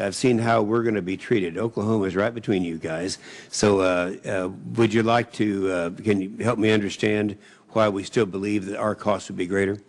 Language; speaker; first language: English; native; English